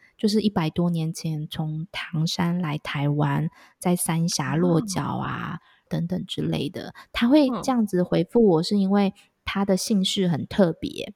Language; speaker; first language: Chinese; native; Chinese